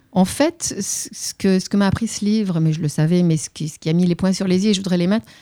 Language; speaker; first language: French; native; French